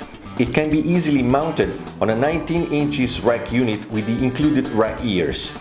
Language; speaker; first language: English; non-native, fluent; Italian